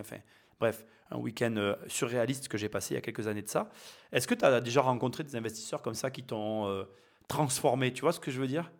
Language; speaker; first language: French; native; French